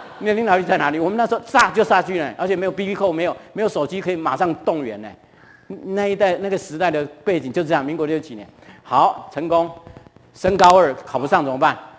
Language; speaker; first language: Chinese; non-native, local second language; Hakka Chinese